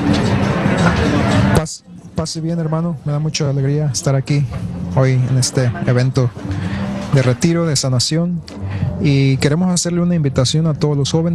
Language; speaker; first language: Spanish; early bilingual, heritage; Spanish